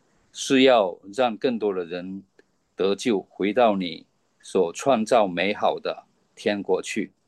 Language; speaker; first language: Chinese; native; Chinese